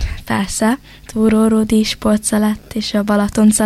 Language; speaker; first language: Hungarian; early bilingual, heritage; Hungarian